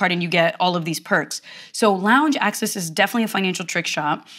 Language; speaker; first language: English; early bilingual, other home language; Portuguese